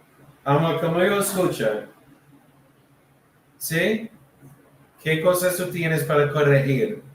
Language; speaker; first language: Spanish; non-native, learner; English